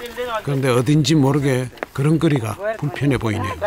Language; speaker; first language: Korean; native; Korean